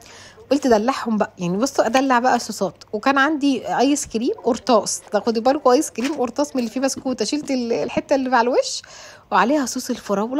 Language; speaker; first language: Arabic; native; Arabic